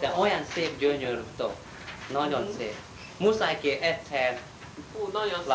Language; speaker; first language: Hungarian; non-native, learner; Chinese